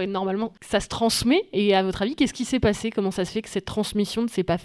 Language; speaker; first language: French; native; French